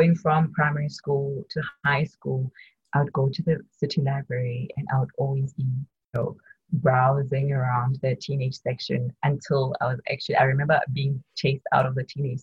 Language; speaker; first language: English; non-native, local second language; Tswana